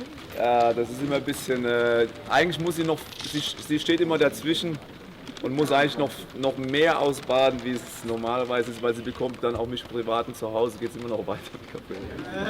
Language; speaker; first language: German; non-native, fluent; Portuguese